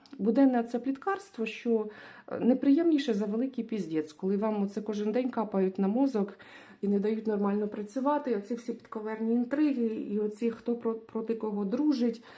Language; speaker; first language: Ukrainian; non-native, local second language; Russian